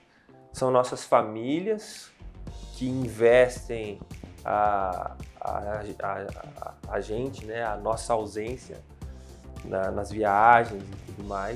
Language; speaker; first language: Portuguese; native; Portuguese